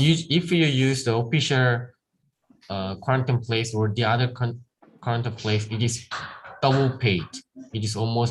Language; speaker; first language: English; non-native, learner; Korean